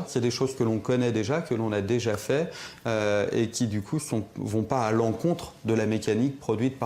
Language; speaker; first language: French; native; French